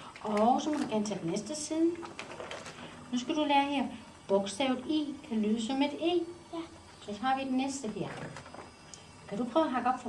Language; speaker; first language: Danish; native; Danish